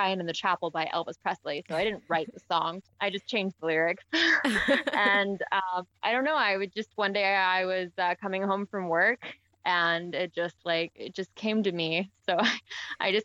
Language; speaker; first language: English; native; English